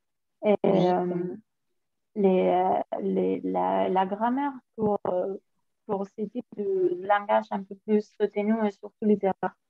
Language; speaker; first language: French; non-native, fluent; Spanish